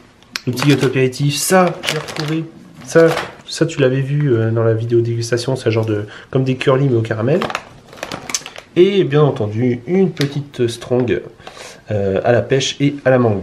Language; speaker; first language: French; native; French